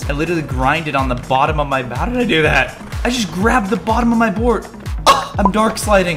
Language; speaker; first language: English; native; English